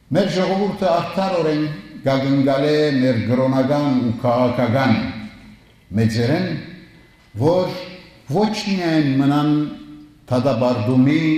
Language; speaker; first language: Armenian; early bilingual, heritage; Armenian